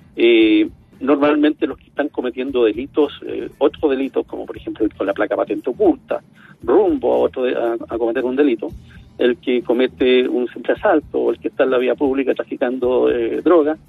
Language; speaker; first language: Spanish; native; Spanish